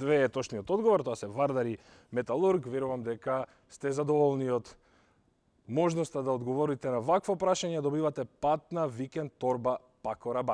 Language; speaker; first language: Macedonian; native; Macedonian